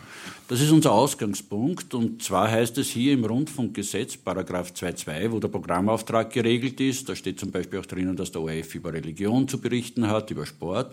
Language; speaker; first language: German; native; German